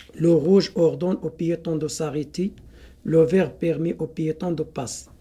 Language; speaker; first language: French; non-native, local second language; Arabic